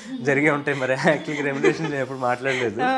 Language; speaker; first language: Telugu; native; Telugu